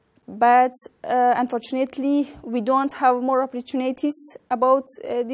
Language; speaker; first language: English; non-native, learner; Persian